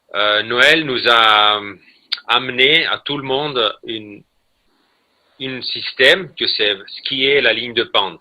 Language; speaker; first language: French; non-native, fluent; Italian